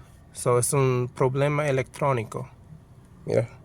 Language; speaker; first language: Spanish; non-native, learner; English